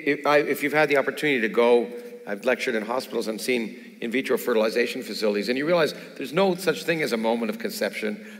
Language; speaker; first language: English; native; English